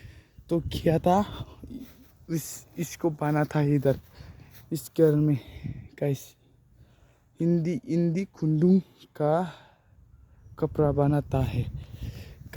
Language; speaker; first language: Hindi; non-native, local second language; Bodo